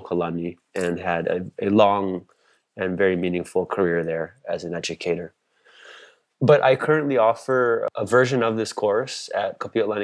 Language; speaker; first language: English; native; English